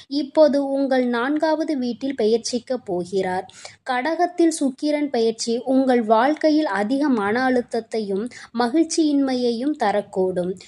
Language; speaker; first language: Tamil; native; Tamil